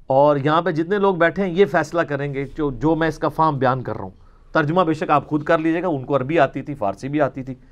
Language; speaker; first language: Urdu; non-native, local second language; Punjabi